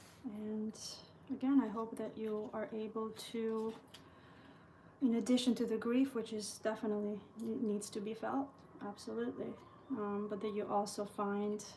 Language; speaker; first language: English; early bilingual, other home language; Albanian